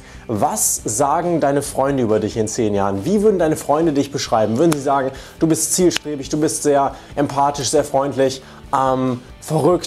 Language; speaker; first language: German; native; German